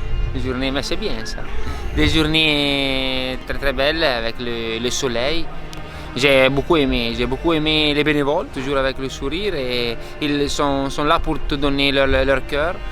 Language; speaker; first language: French; non-native, local second language; Italian